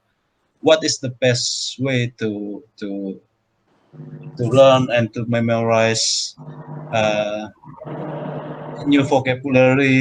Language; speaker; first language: English; non-native, learner; Indonesian